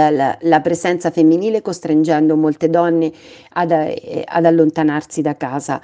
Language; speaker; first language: Italian; native; Italian